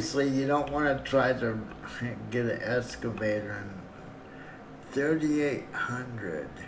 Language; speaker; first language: English; native; English